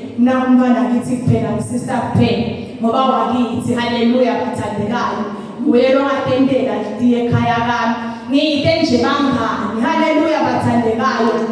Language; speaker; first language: Zulu; non-native, local second language; Swati